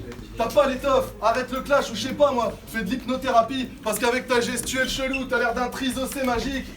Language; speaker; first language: French; native; French